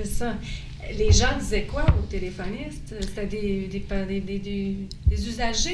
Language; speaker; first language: French; native; French